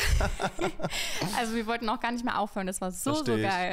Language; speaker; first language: German; native; German